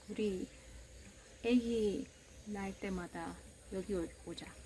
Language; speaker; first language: Korean; non-native, fluent; Russian